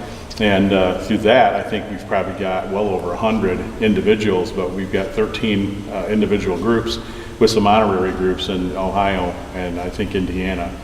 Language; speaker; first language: English; native; English